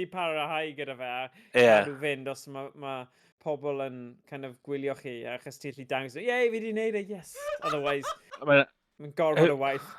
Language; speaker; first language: Welsh; native; Welsh